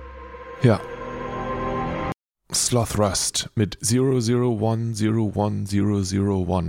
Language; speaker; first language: German; native; German